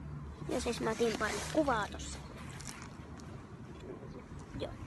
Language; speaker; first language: Finnish; native; Finnish